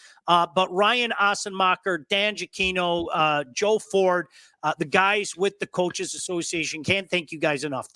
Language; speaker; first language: English; native; English